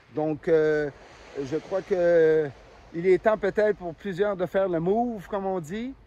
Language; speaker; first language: French; native; French